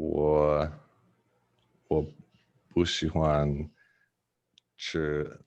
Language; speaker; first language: Chinese; non-native, learner; English